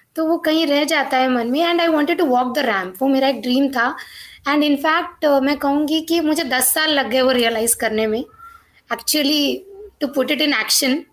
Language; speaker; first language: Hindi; non-native, local second language; Marathi